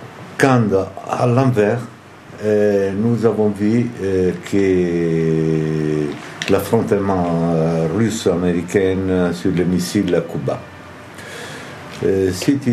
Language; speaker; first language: French; non-native, fluent; Italian